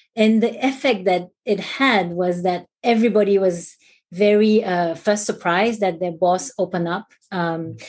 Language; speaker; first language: English; non-native, fluent; French